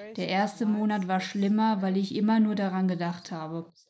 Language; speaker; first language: German; non-native, fluent; Ukrainian